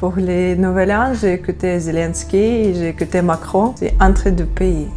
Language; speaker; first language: French; non-native, learner; Ukrainian